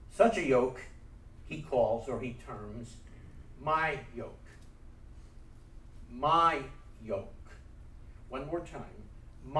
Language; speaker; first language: English; native; English